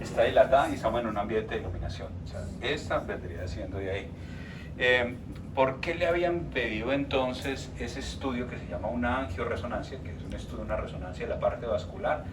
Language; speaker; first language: Spanish; native; Spanish